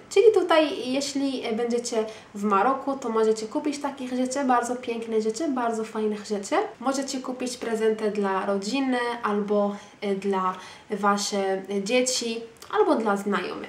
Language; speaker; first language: Polish; non-native, fluent; Arabic